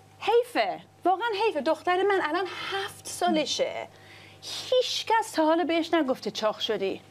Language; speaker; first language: Persian; early bilingual, heritage; Persian